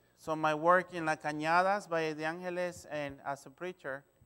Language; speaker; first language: English; non-native, fluent; Spanish